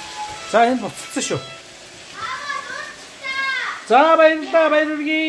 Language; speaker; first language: Mongolian; native; Mongolian